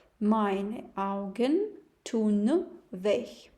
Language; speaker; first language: German; non-native, fluent; Ukrainian